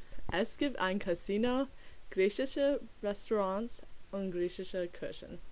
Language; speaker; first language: German; non-native, learner; English